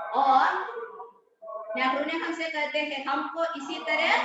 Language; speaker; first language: Hindi; non-native, local second language; Malayalam